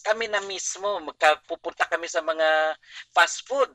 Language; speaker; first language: Filipino; non-native, local second language; Chavacano